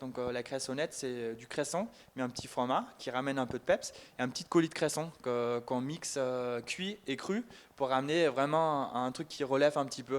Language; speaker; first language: French; non-native, fluent; German